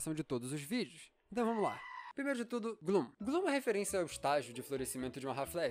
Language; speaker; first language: Portuguese; native; Portuguese